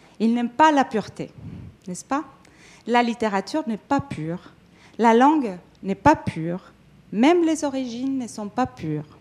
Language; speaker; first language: French; non-native, fluent; Spanish